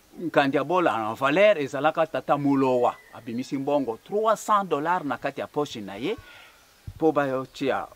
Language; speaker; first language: Lingala; non-native, local second language; Kongo